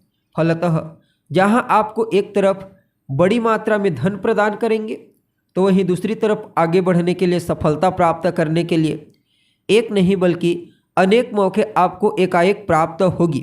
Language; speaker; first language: Hindi; native; Hindi